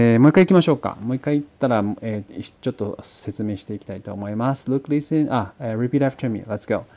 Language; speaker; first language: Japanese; early bilingual, heritage; Portuguese